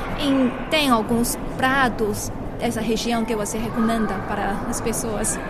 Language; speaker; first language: Portuguese; non-native, fluent; Chinese